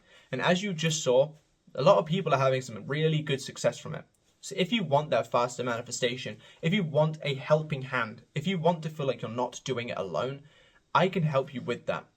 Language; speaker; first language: English; native; English